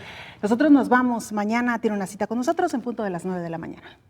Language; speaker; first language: Spanish; native; Spanish